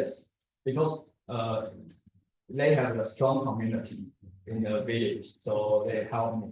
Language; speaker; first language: English; non-native, learner; Chinese